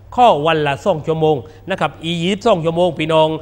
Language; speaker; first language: Thai; non-native, local second language; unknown